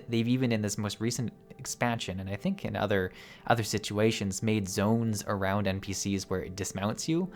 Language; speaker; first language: English; native; English